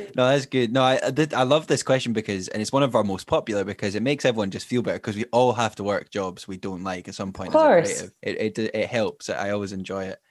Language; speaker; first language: English; native; English